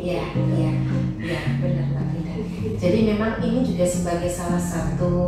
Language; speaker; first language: Indonesian; native; Indonesian